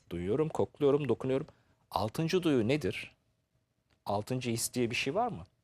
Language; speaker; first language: Turkish; native; Turkish